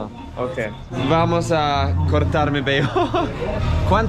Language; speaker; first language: Spanish; non-native, learner; Arabic